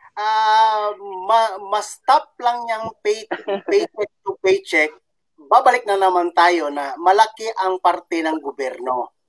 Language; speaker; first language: Filipino; non-native, local second language; Cebuano